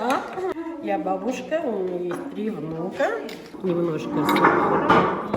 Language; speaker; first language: Russian; non-native, local second language; Armenian